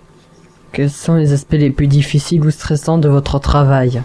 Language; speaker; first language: French; native; French